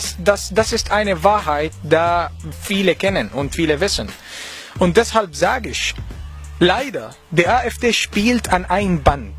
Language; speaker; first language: German; non-native, learner; Arabic